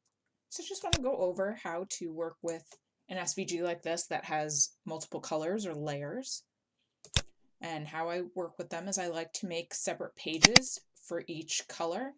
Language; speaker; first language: English; native; English